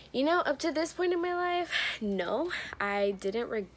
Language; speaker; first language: English; native; English